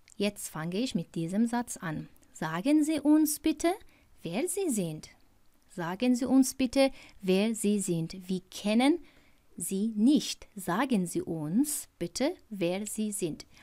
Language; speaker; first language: German; non-native, fluent; Persian